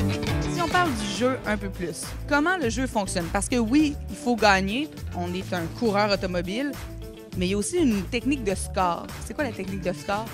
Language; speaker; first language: French; native; French